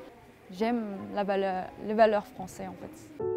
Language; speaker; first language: French; non-native, fluent; Indonesian